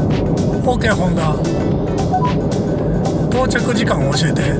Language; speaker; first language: Japanese; native; Japanese